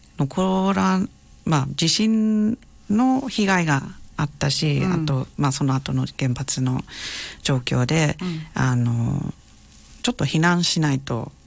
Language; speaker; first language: Japanese; non-native, fluent; English